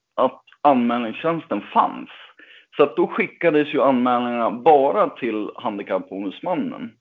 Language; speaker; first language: Swedish; non-native, fluent; English